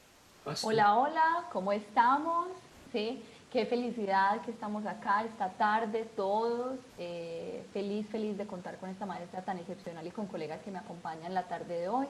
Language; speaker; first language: Spanish; native; Spanish